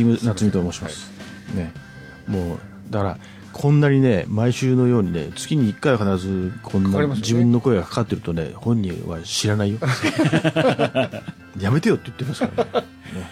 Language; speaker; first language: Japanese; native; Japanese